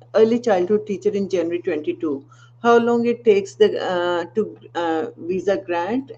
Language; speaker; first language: English; non-native, local second language; Punjabi